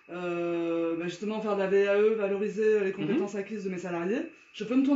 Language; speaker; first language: French; native; French